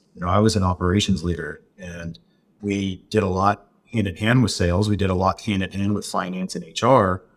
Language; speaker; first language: English; native; English